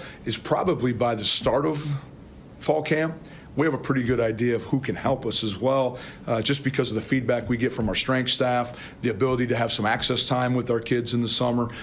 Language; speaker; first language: English; native; English